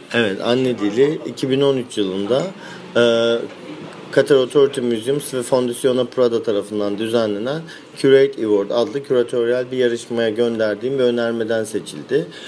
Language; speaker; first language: Turkish; native; Turkish